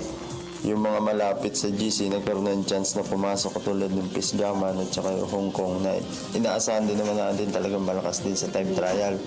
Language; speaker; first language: Filipino; native; Filipino